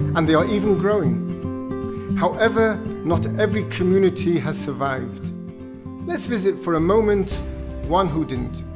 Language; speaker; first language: English; native; English